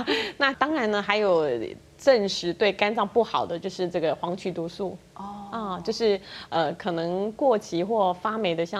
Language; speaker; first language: Chinese; native; Chinese